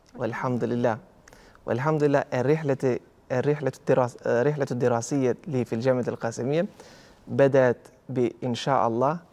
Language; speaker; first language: Arabic; non-native, fluent; Albanian